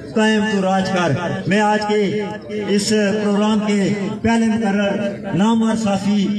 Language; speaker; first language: Urdu; non-native, local second language; Pahari-Potwari